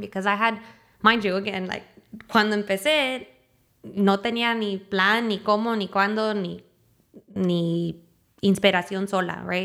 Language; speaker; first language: Spanish; early bilingual, heritage; Spanish